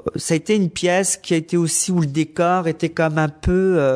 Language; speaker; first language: French; native; French